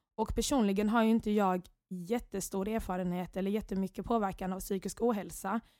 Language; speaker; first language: Swedish; early bilingual, other home language; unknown